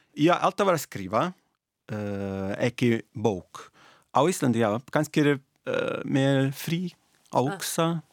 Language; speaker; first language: Icelandic; non-native, learner; Italian